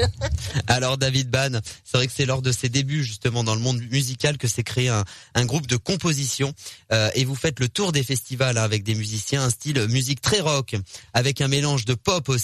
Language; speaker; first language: French; native; French